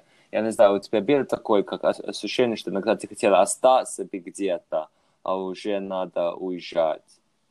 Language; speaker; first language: Russian; non-native, fluent; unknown